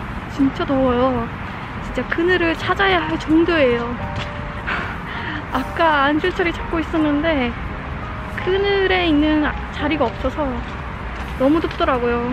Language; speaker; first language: Korean; non-native, fluent; Estonian